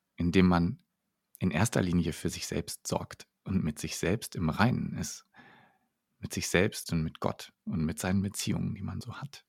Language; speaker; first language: German; native; German